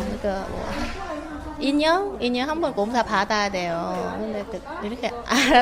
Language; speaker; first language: Korean; non-native, learner; Vietnamese